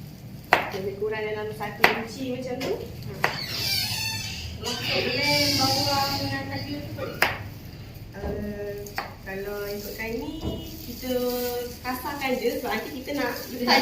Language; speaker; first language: Malay; native; Malay